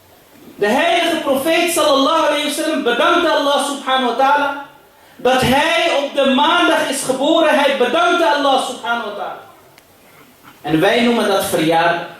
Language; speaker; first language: Dutch; early bilingual, other home language; Urdu